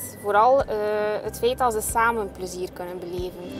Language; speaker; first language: Dutch; native; Dutch